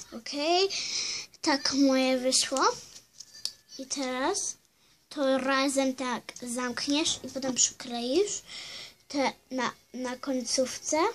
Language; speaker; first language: Polish; early bilingual, heritage; Polish